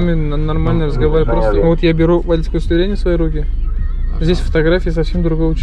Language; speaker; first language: Russian; native; Russian